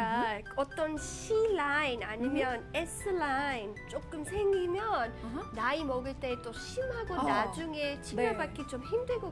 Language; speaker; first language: Korean; non-native, fluent; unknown